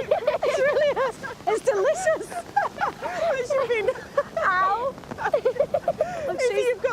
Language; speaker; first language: English; native; English